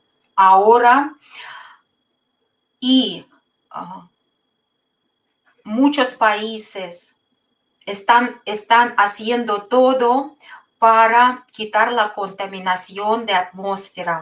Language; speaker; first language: Spanish; non-native, fluent; Russian